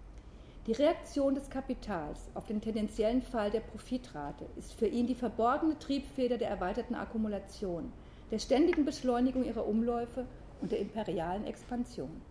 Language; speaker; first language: German; native; German